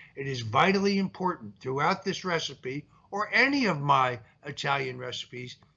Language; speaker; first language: English; early bilingual, other home language; Italian